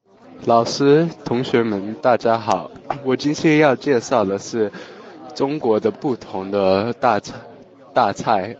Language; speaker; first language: Chinese; non-native, learner; English